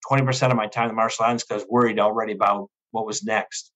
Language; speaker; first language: English; native; English